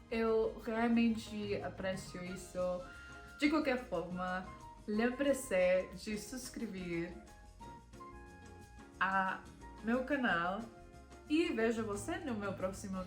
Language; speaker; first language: Portuguese; non-native, learner; Spanish